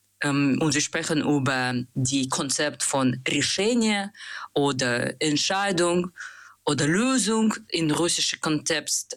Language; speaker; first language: German; non-native, learner; Russian